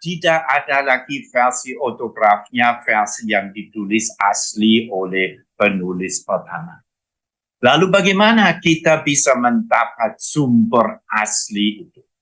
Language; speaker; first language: Indonesian; non-native, fluent; German